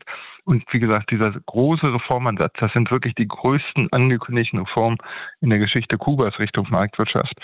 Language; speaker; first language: German; native; German